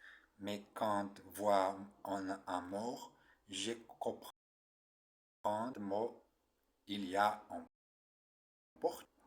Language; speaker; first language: French; non-native, learner; Portuguese